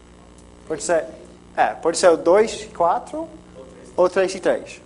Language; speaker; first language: Portuguese; non-native, fluent; English